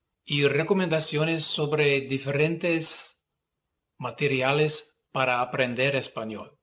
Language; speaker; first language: Spanish; non-native, fluent; English